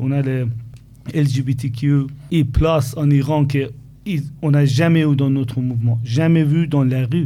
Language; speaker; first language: French; non-native, fluent; Persian